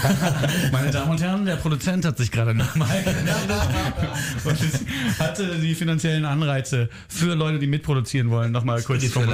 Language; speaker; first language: German; native; German